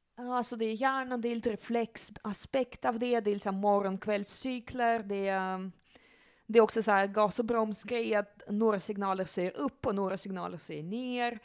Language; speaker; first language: Swedish; early bilingual, other home language; Russian